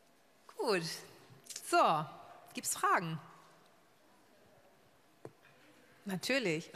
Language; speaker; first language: German; native; German